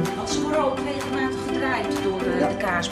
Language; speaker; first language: Dutch; native; Dutch